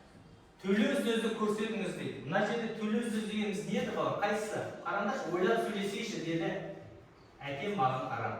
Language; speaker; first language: Kazakh; native; Kazakh